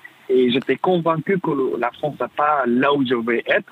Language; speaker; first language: French; non-native, fluent; Arabic